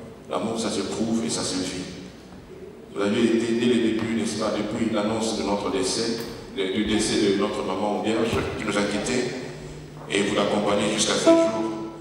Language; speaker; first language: French; non-native, local second language; Lingala